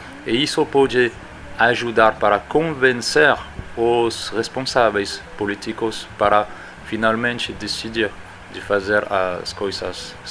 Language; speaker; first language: Portuguese; non-native, fluent; French